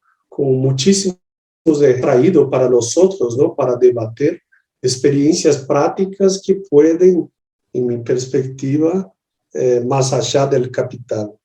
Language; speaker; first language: Spanish; non-native, learner; Portuguese